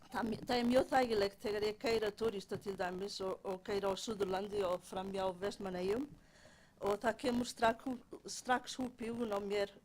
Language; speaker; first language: Icelandic; non-native, fluent; Portuguese